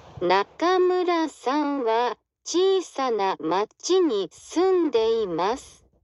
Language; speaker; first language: Japanese; non-native, learner; English